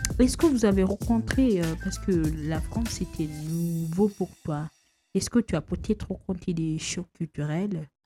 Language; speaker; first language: French; non-native, fluent; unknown